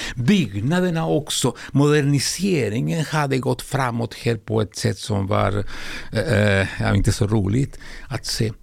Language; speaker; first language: Swedish; non-native, fluent; Spanish